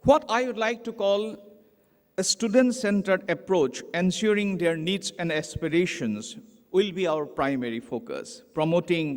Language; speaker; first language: English; non-native, local second language; Assamese